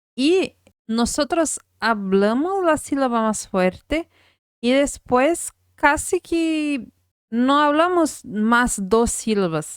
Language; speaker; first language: Spanish; non-native, fluent; Portuguese